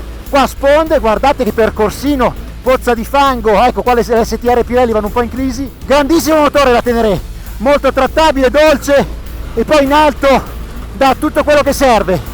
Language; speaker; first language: Italian; native; Italian